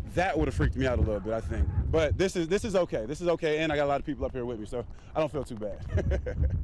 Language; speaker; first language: English; native; English